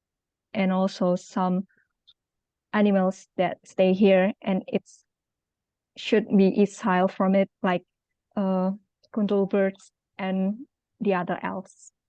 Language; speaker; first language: English; non-native, local second language; Indonesian